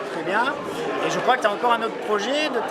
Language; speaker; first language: French; native; French